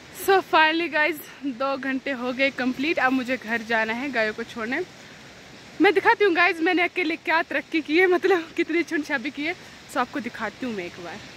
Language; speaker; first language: Hindi; non-native, local second language; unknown